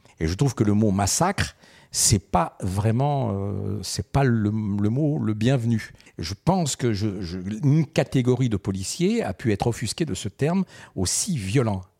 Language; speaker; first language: French; early bilingual, other home language; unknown